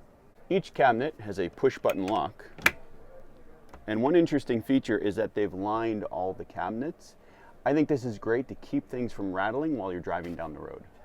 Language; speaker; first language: English; native; English